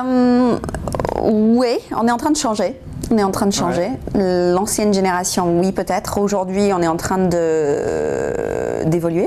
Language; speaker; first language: French; non-native, fluent; English